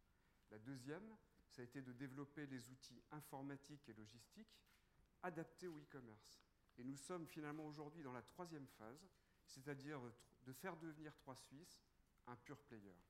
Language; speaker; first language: French; native; French